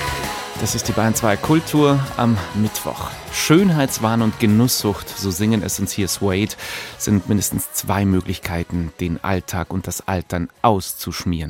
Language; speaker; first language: German; native; German